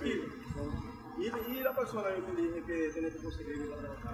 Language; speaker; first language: Spanish; non-native, learner; Haitian Creole